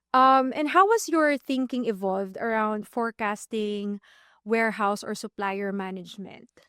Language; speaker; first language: English; non-native, local second language; Filipino